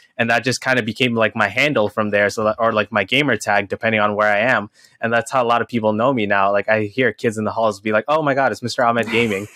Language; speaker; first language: English; native; English